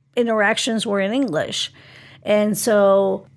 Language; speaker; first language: English; early bilingual, other home language; Spanish